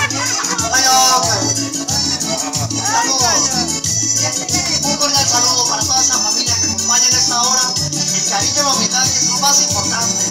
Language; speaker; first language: Spanish; native; Spanish